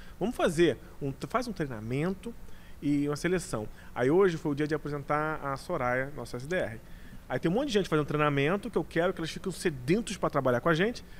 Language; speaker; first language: Portuguese; native; Portuguese